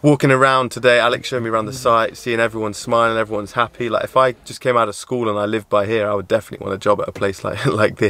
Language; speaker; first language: English; native; English